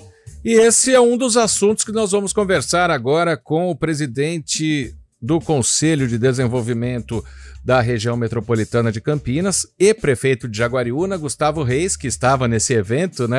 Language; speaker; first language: Portuguese; native; Portuguese